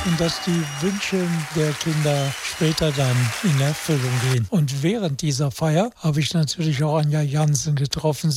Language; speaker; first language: German; native; German